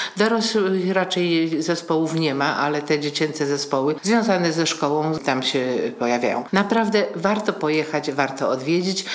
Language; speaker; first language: Polish; native; Polish